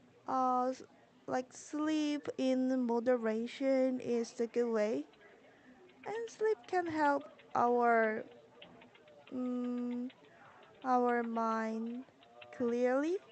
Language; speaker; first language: English; non-native, learner; Korean